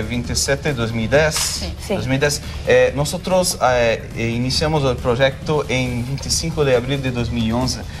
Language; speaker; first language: Spanish; non-native, local second language; Portuguese